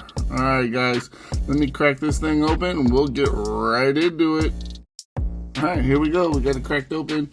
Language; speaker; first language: English; native; English